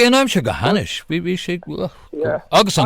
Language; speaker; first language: Irish; non-native, local second language; English